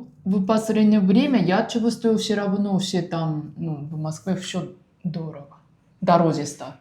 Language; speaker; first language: Russian; non-native, learner; Japanese